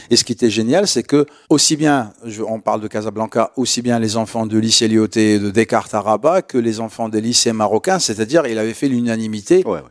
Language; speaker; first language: French; non-native, local second language; Arabic